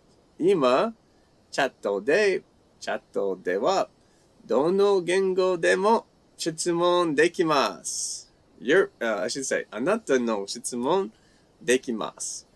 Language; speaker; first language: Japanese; non-native, fluent; English